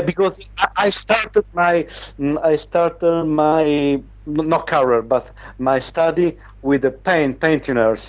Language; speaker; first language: English; non-native, learner; Italian